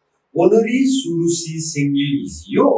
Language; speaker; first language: Korean; non-native, fluent; Nepali